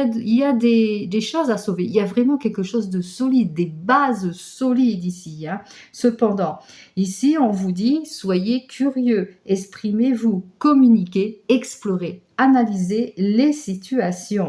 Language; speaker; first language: French; native; French